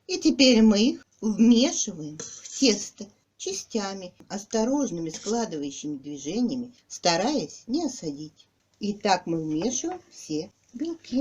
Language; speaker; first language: Russian; native; Russian